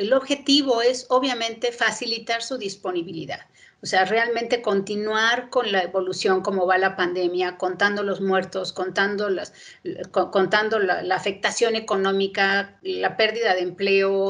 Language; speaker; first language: Spanish; native; Spanish